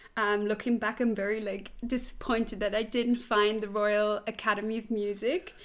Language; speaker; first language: English; non-native, fluent; Swiss German